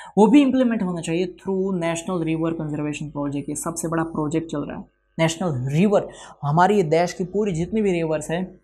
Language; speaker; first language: Hindi; non-native, local second language; Gujarati